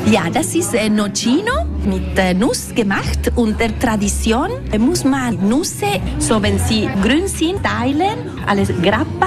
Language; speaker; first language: German; non-native, local second language; Italian